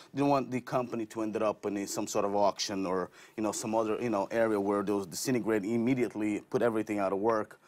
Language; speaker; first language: English; non-native, fluent; Portuguese